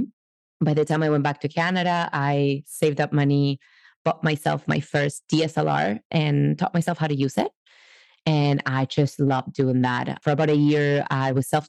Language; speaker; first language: English; non-native, fluent; Spanish